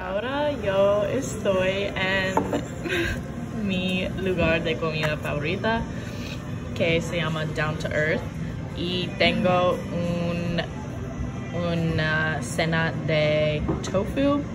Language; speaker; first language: Spanish; non-native, learner; English